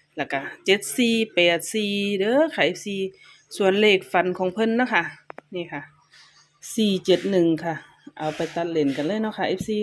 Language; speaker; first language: Thai; non-native, local second language; Lao